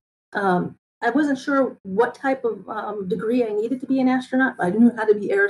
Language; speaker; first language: English; native; English